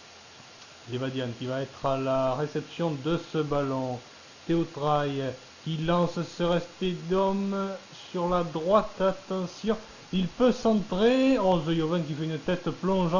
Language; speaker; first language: French; native; French